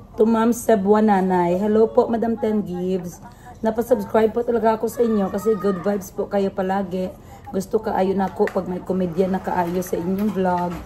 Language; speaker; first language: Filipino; non-native, local second language; Cebuano